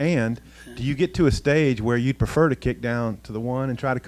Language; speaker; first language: English; native; English